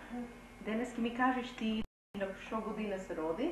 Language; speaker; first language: Macedonian; early bilingual, heritage; Macedonian